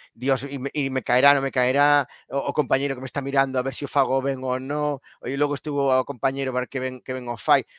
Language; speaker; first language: Galician; native; Galician